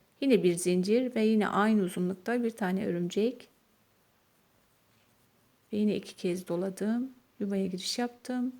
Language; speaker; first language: Turkish; native; Turkish